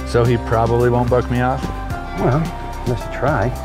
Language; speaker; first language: English; native; English